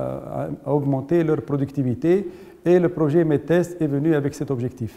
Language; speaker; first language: French; non-native, local second language; Arabic